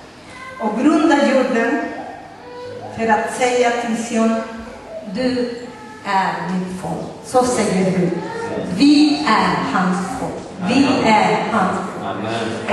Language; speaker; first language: Swedish; non-native, fluent; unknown